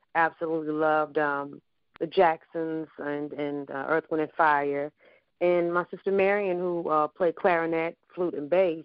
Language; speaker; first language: English; native; English